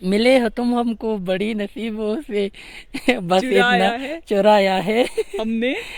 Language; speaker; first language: Hindi; non-native, learner; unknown